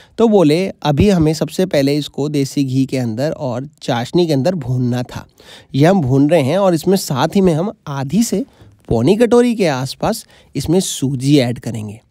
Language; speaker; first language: Hindi; native; Hindi